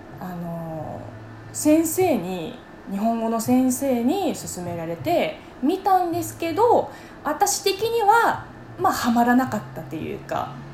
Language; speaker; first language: Japanese; non-native, fluent; Chinese